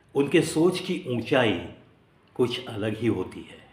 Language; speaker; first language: Hindi; non-native, local second language; Marathi